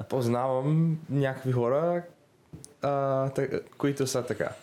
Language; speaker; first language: Bulgarian; non-native, learner; English